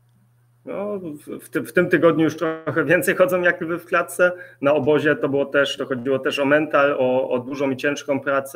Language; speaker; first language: Polish; early bilingual, heritage; Polish